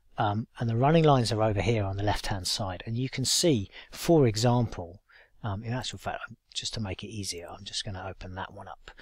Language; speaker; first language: English; native; English